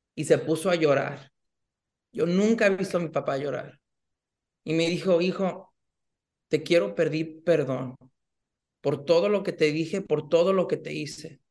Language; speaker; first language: Spanish; early bilingual, heritage; Spanish